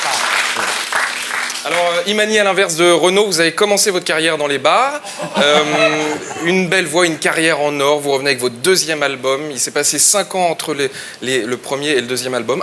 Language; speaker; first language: French; native; French